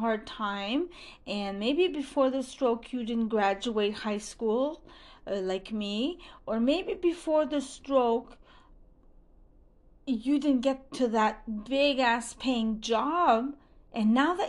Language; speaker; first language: English; non-native, fluent; French